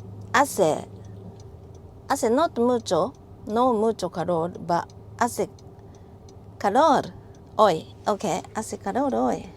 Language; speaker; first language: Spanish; non-native, learner; Japanese